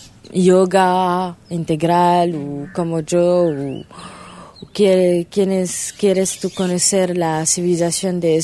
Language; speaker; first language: Spanish; non-native, learner; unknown